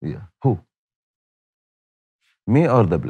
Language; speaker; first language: English; non-native, learner; Arabic